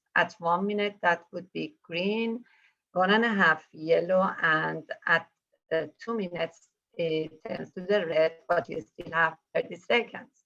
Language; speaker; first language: English; non-native, fluent; Persian